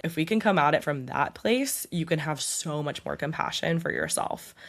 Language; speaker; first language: English; native; English